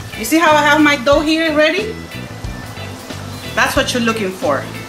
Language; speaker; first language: English; non-native, fluent; Spanish